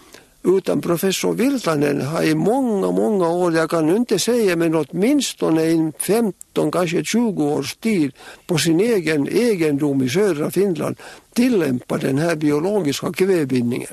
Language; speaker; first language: Swedish; native; Swedish